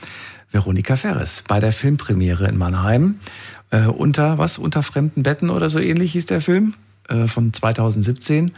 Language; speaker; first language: German; native; German